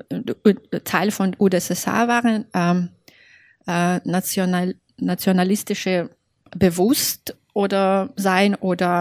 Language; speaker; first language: German; non-native, fluent; Belarusian